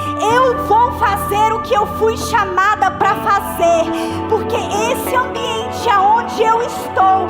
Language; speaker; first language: Portuguese; native; Portuguese